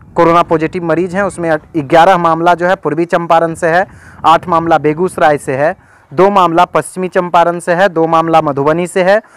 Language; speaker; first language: Hindi; native; Hindi